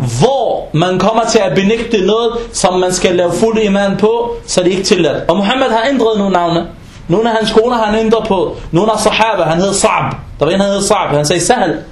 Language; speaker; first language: Danish; non-native, fluent; Arabic